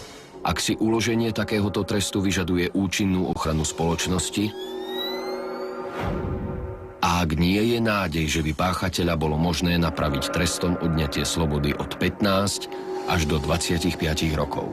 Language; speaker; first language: Slovak; native; Slovak